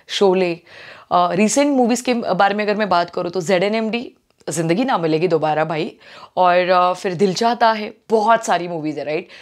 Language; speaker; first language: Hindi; non-native, local second language; Marathi